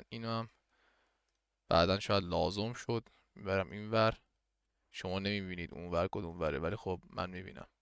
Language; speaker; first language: Persian; native; Persian